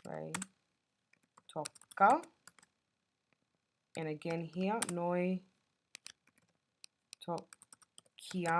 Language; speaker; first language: Italian; non-native, fluent; English